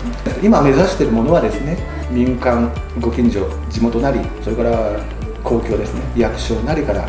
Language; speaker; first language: Japanese; native; Japanese